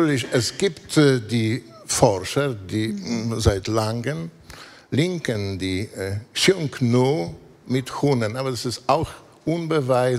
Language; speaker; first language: German; non-native, fluent; Polish